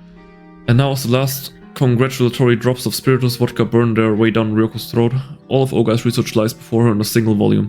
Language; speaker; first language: English; native; English